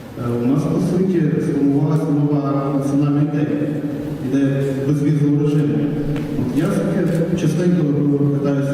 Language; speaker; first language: Ukrainian; native; Ukrainian